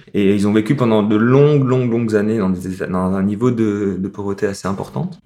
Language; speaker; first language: French; native; French